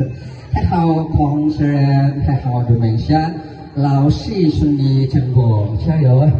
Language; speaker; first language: Chinese; non-native, learner; Indonesian